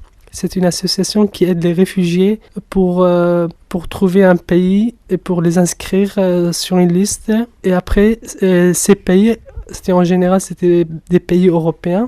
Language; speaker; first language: French; non-native, fluent; Kurdish